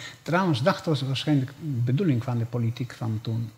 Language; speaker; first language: Dutch; non-native, fluent; Polish